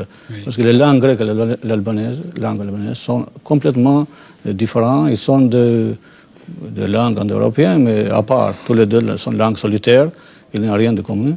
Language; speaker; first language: French; non-native, fluent; Albanian